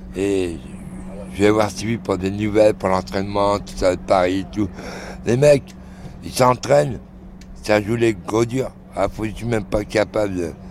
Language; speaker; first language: French; native; French